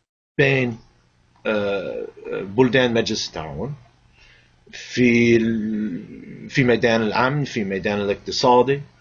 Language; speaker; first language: Arabic; non-native, fluent; English